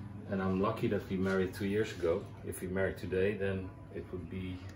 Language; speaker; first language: English; non-native, fluent; Dutch